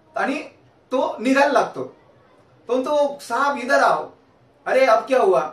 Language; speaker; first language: Hindi; non-native, local second language; Marathi